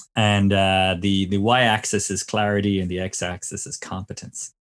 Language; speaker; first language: English; native; English